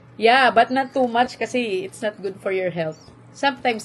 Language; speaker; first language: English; non-native, local second language; Filipino